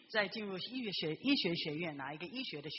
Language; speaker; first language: Chinese; native; Chinese